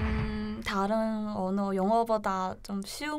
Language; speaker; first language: Korean; non-native, learner; Chinese